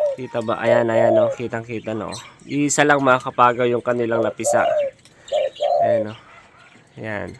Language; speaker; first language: Filipino; native; Filipino